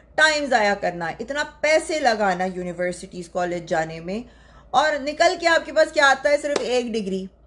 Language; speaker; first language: Urdu; native; Urdu